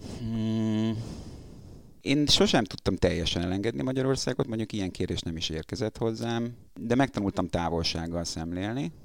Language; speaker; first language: Hungarian; native; Hungarian